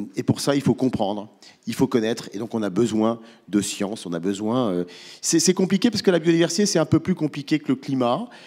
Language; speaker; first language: French; native; French